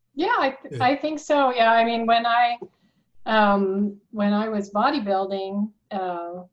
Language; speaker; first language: English; native; English